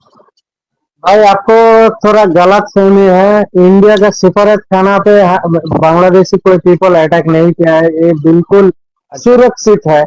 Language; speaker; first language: Hindi; non-native, fluent; Bangla